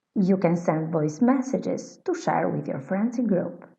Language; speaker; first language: English; non-native, fluent; Albanian